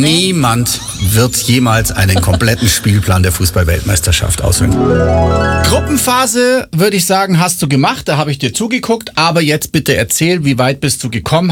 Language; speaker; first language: German; native; German